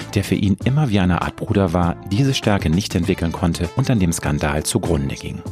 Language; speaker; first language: German; native; German